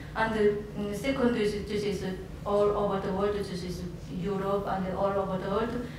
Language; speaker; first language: English; non-native, learner; Korean